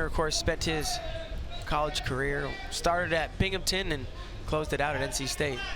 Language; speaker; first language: English; native; English